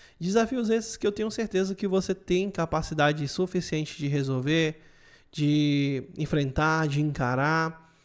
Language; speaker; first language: Portuguese; native; Portuguese